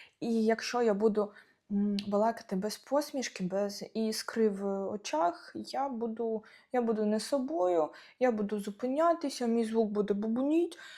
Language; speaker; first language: Ukrainian; non-native, local second language; Russian